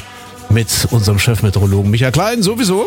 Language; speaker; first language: German; native; German